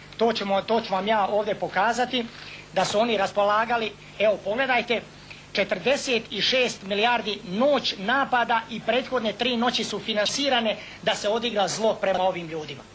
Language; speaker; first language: Bosnian; native; Bosnian